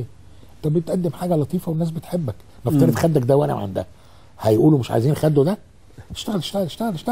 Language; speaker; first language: Arabic; native; Arabic